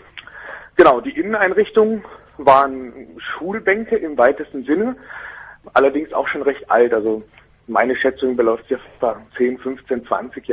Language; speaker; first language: German; native; German